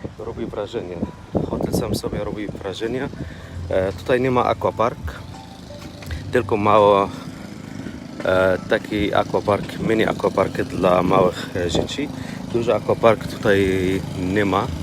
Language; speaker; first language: Polish; non-native, learner; Arabic